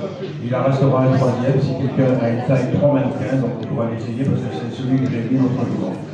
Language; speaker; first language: French; native; French